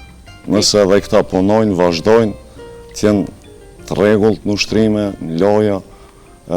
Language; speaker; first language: Albanian; native; Albanian